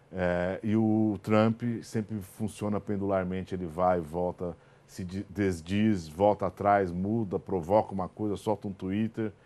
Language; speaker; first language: Portuguese; native; Portuguese